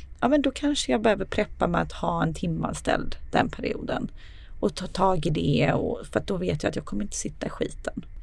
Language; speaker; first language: Swedish; early bilingual, other home language; Serbian